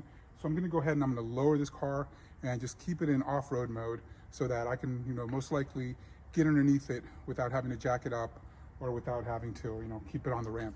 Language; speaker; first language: English; native; English